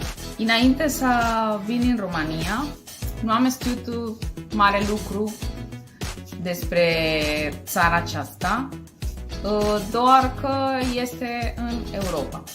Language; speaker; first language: Romanian; non-native, fluent; Spanish